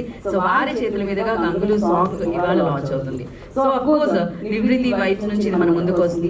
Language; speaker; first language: Telugu; native; Telugu